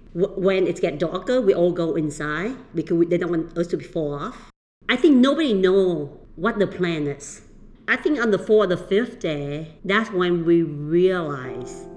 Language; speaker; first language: English; early bilingual, other home language; Vietnamese